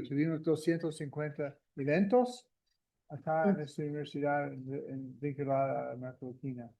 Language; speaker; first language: Spanish; non-native, fluent; English